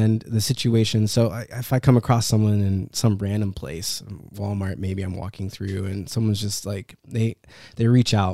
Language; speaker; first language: English; native; English